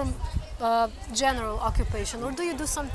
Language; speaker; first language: English; non-native, fluent; Slovenian